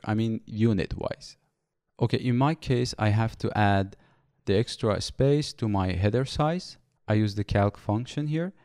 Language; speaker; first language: English; non-native, fluent; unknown